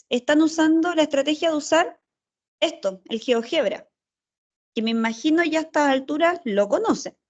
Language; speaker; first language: Spanish; native; Spanish